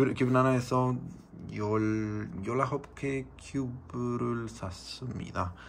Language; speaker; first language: Korean; non-native, learner; Spanish